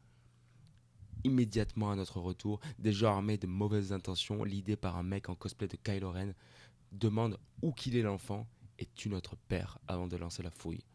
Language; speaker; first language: French; native; French